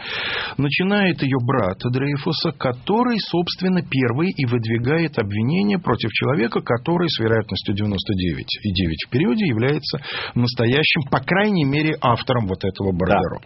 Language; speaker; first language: Russian; native; Russian